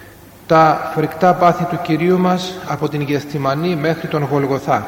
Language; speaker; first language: Greek; native; Greek